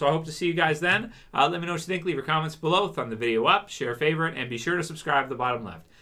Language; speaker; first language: English; native; English